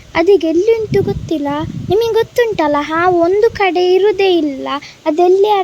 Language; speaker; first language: Kannada; native; Kannada